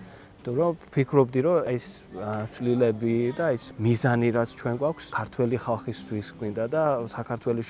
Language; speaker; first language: Georgian; non-native, learner; Persian